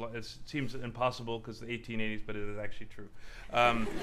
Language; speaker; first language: English; native; English